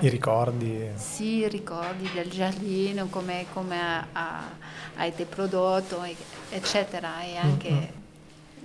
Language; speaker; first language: Italian; non-native, learner; French